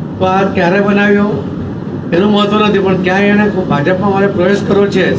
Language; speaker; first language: Gujarati; non-native, local second language; Marathi